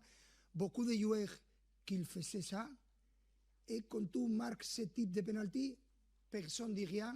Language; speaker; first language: French; non-native, fluent; Spanish